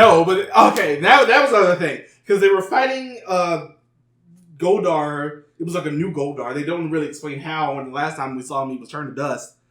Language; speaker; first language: English; native; English